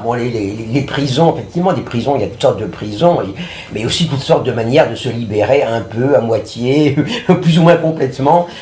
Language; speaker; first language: French; native; French